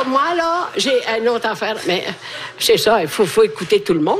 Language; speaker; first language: French; non-native, fluent; Italian